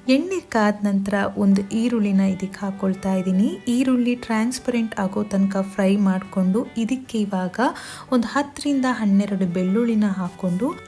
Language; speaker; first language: Kannada; non-native, local second language; Kodava